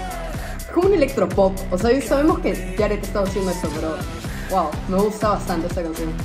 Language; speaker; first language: Spanish; native; Spanish